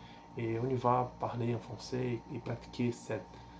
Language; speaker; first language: French; non-native, learner; Portuguese